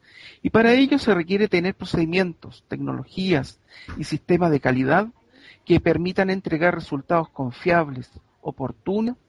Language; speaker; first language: Spanish; native; Spanish